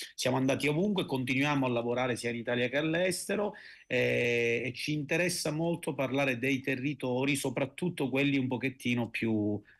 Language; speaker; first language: Italian; native; Italian